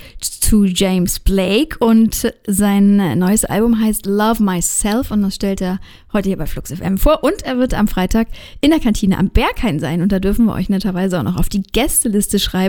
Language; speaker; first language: German; native; German